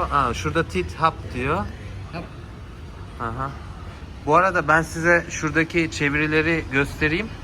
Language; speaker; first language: Turkish; native; Turkish